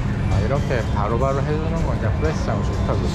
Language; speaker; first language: Korean; native; Korean